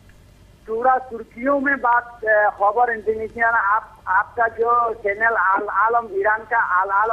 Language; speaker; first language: Hindi; non-native, learner; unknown